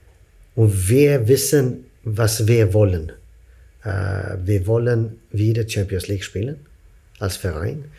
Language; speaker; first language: German; non-native, fluent; Swedish